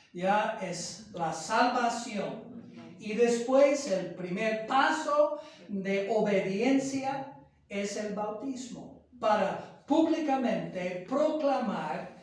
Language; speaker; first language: Spanish; non-native, fluent; English